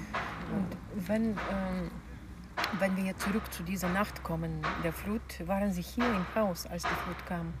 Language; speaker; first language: German; native; German